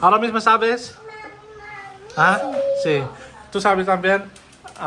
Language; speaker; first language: Spanish; non-native, learner; Filipino